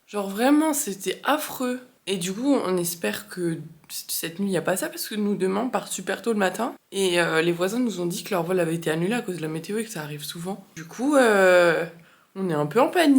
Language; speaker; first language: French; native; French